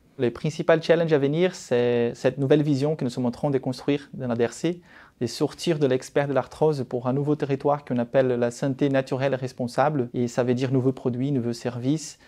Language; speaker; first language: French; non-native, fluent; Portuguese